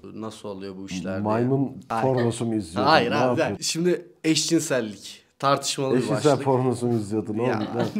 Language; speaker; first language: Turkish; native; Turkish